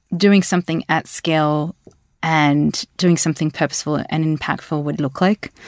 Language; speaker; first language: English; early bilingual, other home language; Russian